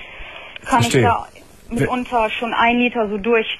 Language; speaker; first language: German; native; German